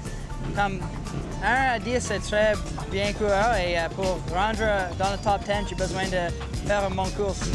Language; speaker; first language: French; non-native, learner; English